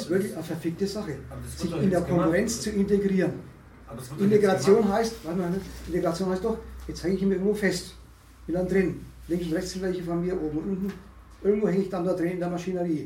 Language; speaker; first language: German; native; German